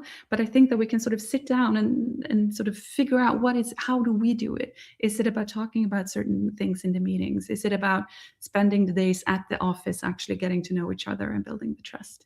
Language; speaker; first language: English; non-native, fluent; Swedish